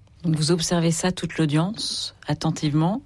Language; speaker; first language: French; native; French